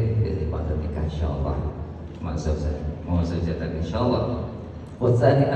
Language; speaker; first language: Arabic; non-native, learner; Indonesian